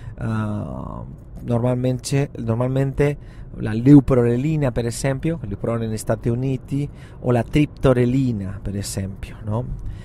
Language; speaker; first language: Italian; non-native, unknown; Spanish